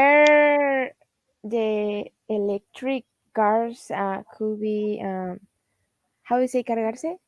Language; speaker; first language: English; non-native, fluent; Spanish